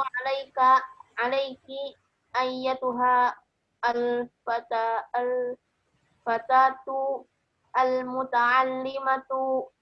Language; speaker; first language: Arabic; non-native, learner; Indonesian